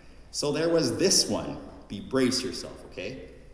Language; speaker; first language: English; native; English